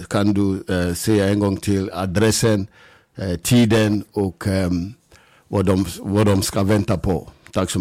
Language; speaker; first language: Swedish; non-native, fluent; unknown